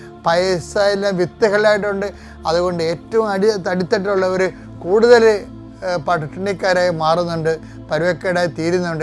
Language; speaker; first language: Malayalam; native; Malayalam